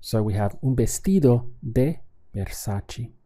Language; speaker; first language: Spanish; non-native, fluent; English